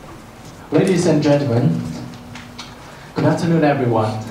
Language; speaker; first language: English; non-native, fluent; Vietnamese